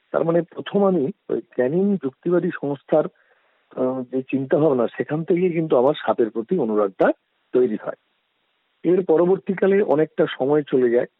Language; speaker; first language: Bangla; native; Bangla